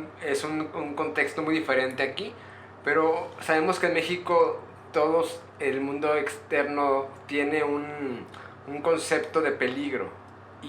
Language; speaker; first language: Spanish; native; Spanish